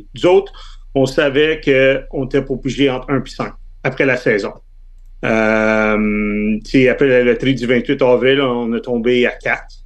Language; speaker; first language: French; native; French